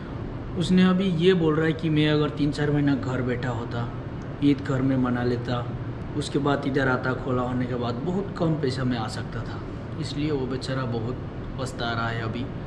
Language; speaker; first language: Hindi; non-native, local second language; Bangla